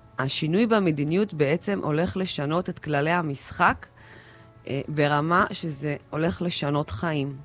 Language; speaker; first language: Hebrew; early bilingual, other home language; Russian